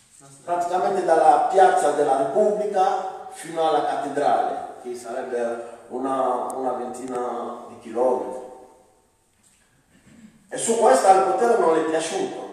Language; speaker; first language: Italian; non-native, fluent; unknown